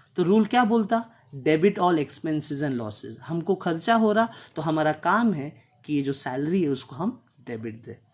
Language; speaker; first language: Hindi; non-native, local second language; Tulu